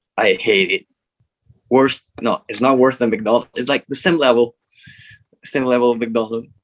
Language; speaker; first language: English; non-native, learner; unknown